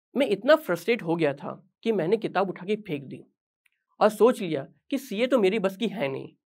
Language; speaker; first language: Hindi; native; Hindi